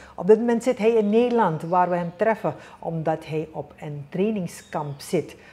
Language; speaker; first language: Dutch; native; Dutch